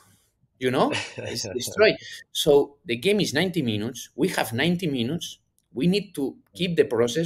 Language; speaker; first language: English; non-native, learner; Spanish